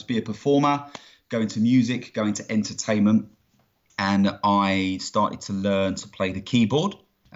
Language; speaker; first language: English; native; English